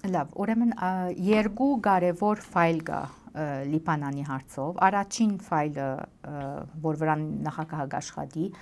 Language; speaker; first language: Armenian; native; Armenian